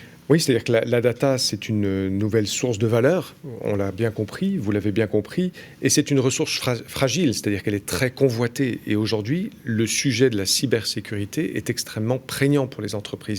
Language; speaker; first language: French; native; French